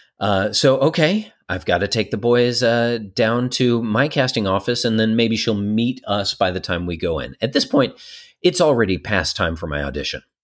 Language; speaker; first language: English; native; English